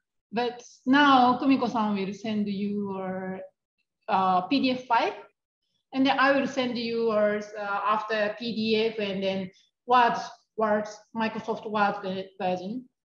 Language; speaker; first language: English; non-native, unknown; Japanese